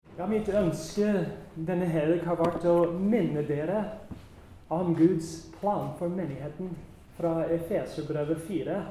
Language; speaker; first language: Norwegian; non-native, fluent; English